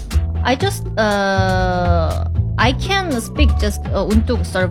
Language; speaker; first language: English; non-native, learner; Korean